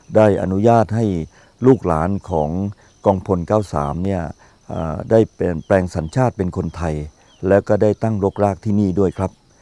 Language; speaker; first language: Thai; native; Thai